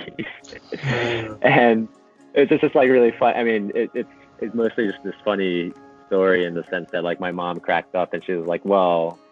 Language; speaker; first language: English; non-native, fluent; Japanese